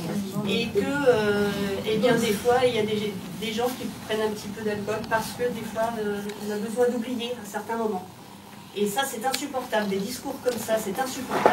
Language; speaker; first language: French; native; French